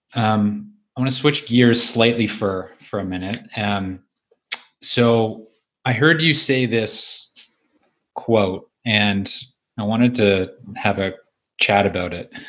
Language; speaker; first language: English; native; English